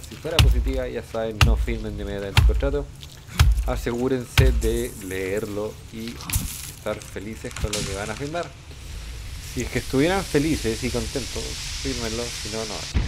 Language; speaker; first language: Spanish; native; Spanish